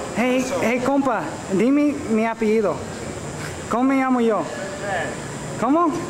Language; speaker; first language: Spanish; non-native, learner; English